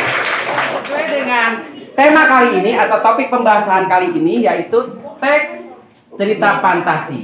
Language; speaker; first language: Indonesian; native; Indonesian